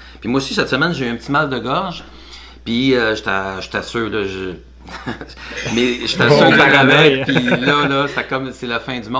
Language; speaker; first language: French; native; French